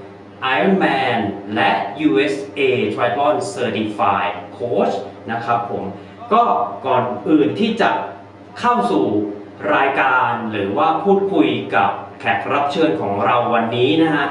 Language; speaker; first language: Thai; native; Thai